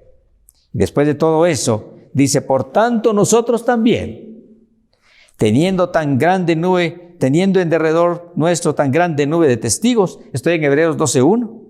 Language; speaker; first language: Spanish; native; Spanish